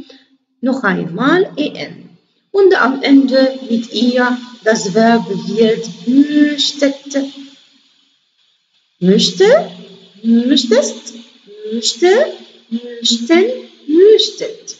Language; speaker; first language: German; non-native, learner; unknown